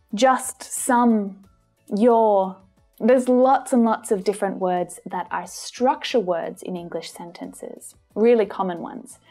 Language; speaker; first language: English; native; English